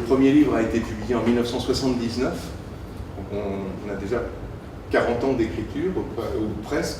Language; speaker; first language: French; native; French